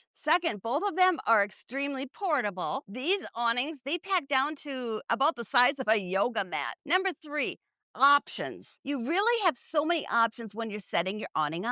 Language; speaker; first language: English; native; English